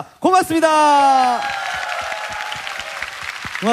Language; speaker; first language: Korean; native; Korean